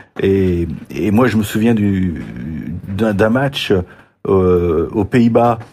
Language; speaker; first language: French; native; French